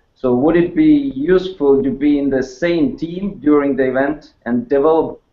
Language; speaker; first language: English; non-native, fluent; Estonian